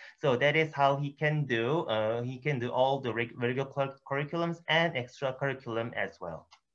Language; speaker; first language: English; non-native, fluent; Korean